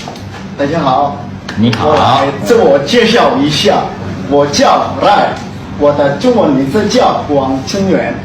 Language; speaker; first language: Chinese; non-native, learner; Indonesian